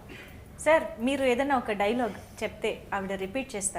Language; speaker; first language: Telugu; native; Telugu